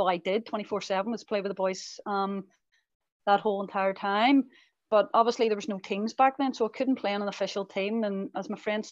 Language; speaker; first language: English; native; English